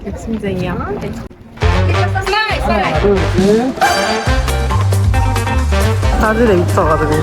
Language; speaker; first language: Korean; native; Korean